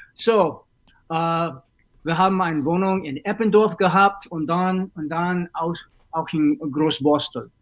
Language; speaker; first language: German; early bilingual, other home language; English